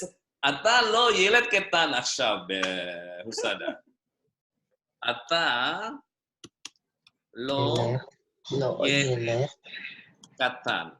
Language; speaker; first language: Hebrew; non-native, fluent; Indonesian